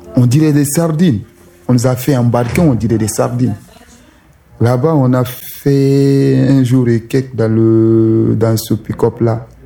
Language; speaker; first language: French; non-native, local second language; Susu